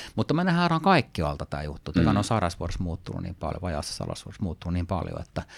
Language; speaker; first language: Finnish; early bilingual, heritage; Finnish